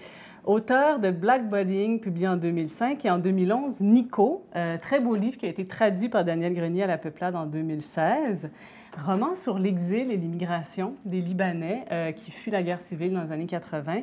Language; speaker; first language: French; native; French